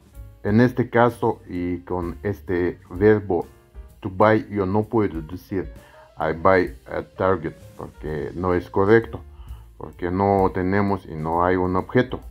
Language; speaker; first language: Spanish; non-native, fluent; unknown